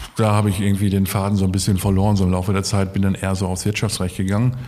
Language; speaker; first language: German; native; German